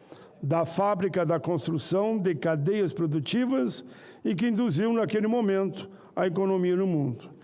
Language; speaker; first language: Portuguese; native; Portuguese